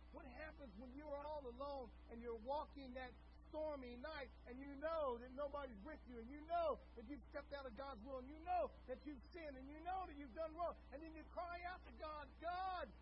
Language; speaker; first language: English; native; English